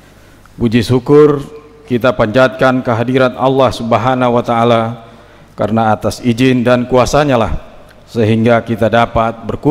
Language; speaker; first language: Indonesian; native; Indonesian